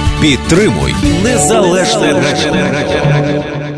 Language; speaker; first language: Ukrainian; native; Ukrainian